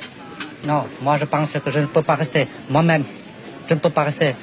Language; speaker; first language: French; non-native, fluent; Vietnamese